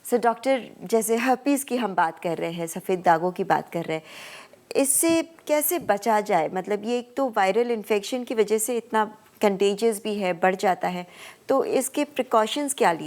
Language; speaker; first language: Hindi; native; Hindi